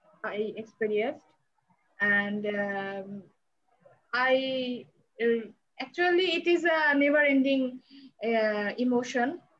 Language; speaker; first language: English; non-native, learner; Bangla